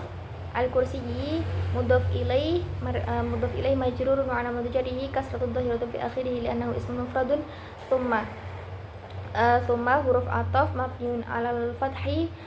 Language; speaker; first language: Arabic; non-native, learner; Indonesian